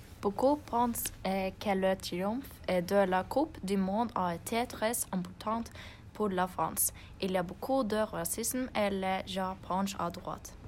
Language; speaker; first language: French; non-native, learner; Norwegian